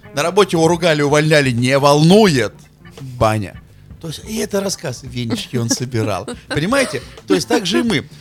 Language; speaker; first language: Russian; native; Russian